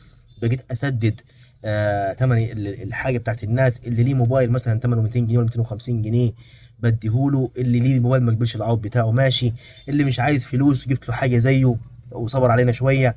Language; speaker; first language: Arabic; native; Arabic